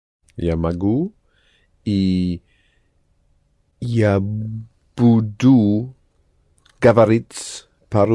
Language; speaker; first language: Russian; non-native, learner; English